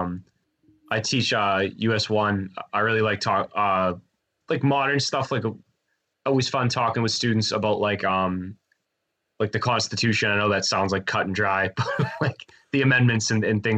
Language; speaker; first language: English; native; English